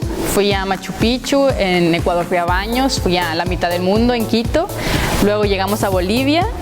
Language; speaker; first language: Spanish; native; Spanish